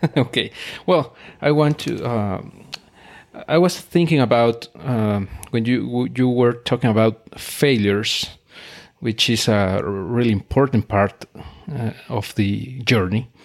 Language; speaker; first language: English; non-native, fluent; Spanish